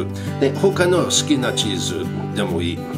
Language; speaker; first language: Japanese; non-native, learner; English